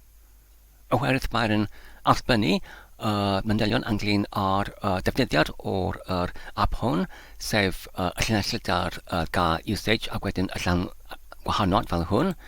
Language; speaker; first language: Welsh; non-native, learner; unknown